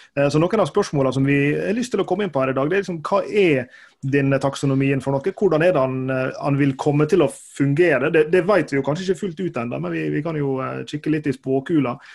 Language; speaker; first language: Norwegian; native; Norwegian